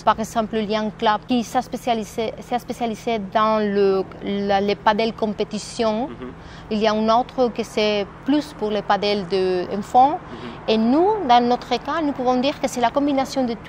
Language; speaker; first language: French; non-native, fluent; Spanish